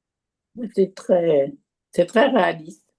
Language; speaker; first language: French; native; French